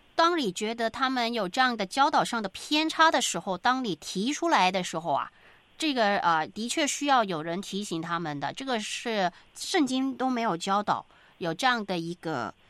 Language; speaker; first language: Chinese; native; Chinese